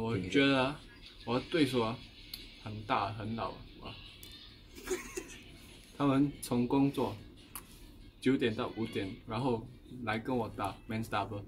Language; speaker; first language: Chinese; non-native, learner; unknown